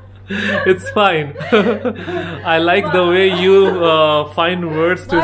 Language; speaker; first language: English; non-native, local second language; Hindi